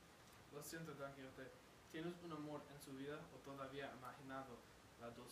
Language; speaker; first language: Spanish; non-native, learner; English